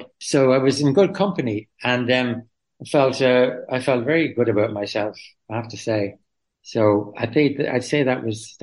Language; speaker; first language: English; native; English